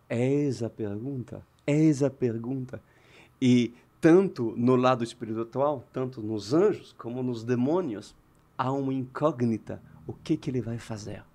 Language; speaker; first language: Portuguese; non-native, fluent; French